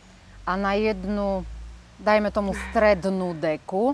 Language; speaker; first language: Slovak; native; Slovak